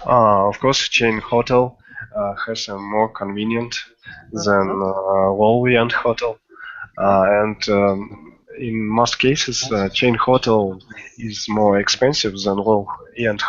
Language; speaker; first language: English; non-native, learner; Russian